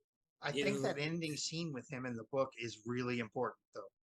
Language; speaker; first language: English; native; English